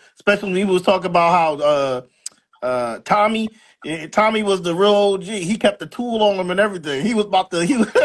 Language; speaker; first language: English; native; English